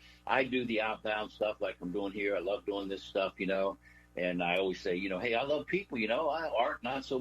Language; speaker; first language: English; native; English